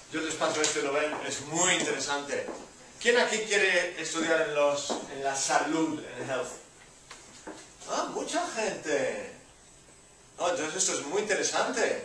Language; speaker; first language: Spanish; non-native, fluent; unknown